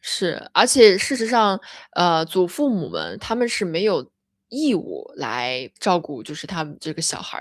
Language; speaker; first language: Chinese; native; Chinese